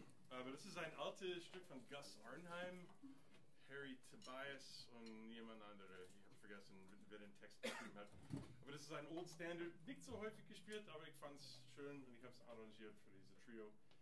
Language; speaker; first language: German; non-native, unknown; English